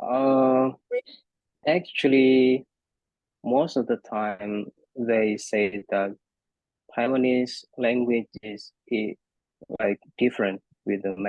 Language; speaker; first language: English; non-native, fluent; Indonesian